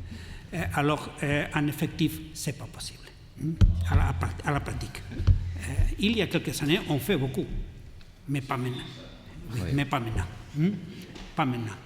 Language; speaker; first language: French; non-native, learner; Catalan